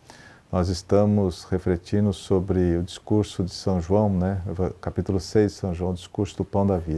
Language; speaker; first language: Portuguese; native; Portuguese